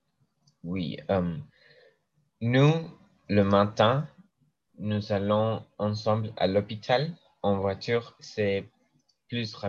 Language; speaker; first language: French; non-native, learner; English